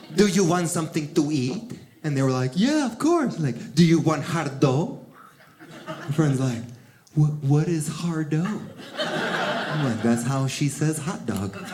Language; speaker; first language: English; early bilingual, other home language; Spanish